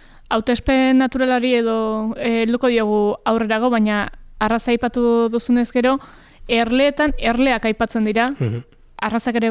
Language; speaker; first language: Basque; native; Basque